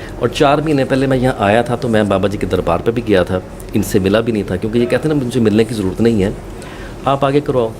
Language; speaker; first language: Urdu; native; Urdu